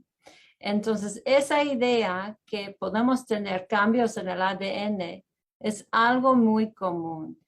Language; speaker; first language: Spanish; early bilingual, heritage; Spanish